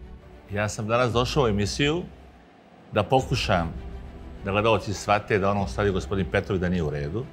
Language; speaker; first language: Serbian; native; Serbian